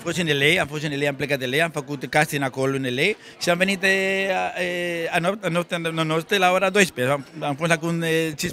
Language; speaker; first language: Romanian; non-native, learner; Spanish